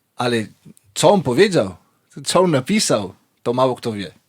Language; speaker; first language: Polish; non-native, fluent; Italian